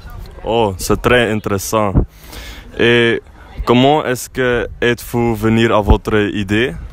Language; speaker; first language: French; non-native, learner; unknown